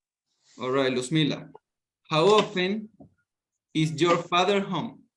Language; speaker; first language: English; non-native, fluent; Spanish